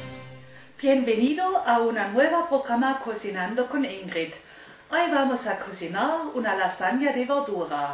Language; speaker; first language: Spanish; non-native, learner; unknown